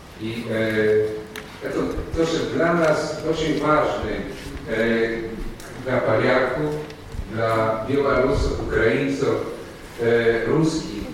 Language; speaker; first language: Russian; non-native, fluent; Polish